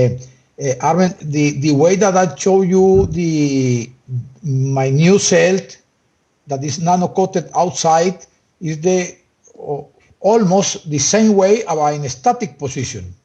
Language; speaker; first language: English; non-native, learner; Spanish